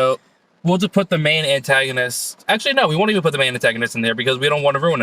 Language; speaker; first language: English; native; English